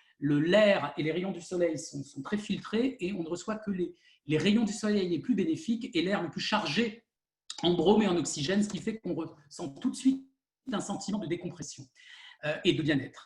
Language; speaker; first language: French; native; French